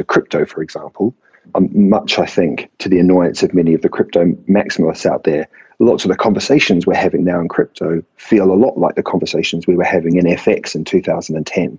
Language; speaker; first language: English; native; English